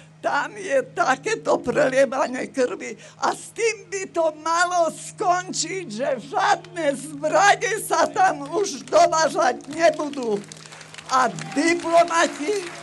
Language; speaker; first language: Slovak; non-native, local second language; Rusyn